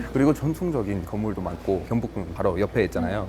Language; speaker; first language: Korean; non-native, fluent; English